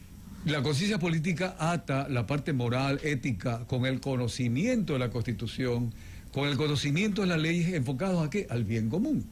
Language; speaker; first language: Spanish; native; Spanish